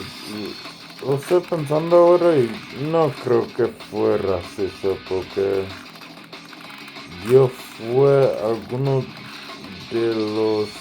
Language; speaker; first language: Spanish; non-native, learner; English